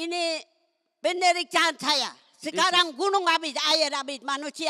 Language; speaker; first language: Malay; non-native, local second language; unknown